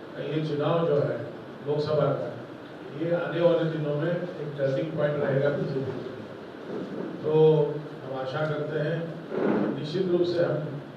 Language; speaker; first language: Hindi; non-native, local second language; Marathi